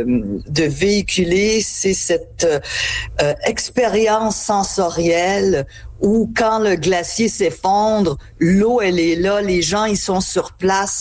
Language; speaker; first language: French; native; French